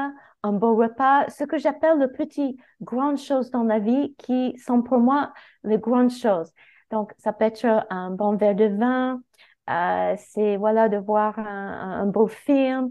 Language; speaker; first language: French; non-native, fluent; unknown